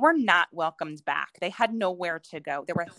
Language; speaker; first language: English; native; English